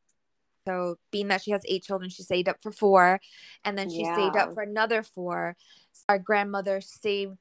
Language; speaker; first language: English; early bilingual, other home language; Spanish